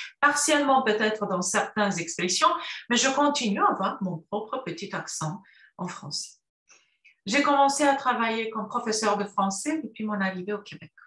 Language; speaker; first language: French; non-native, fluent; Romanian